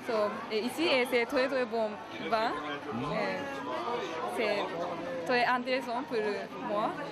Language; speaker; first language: French; non-native, learner; Japanese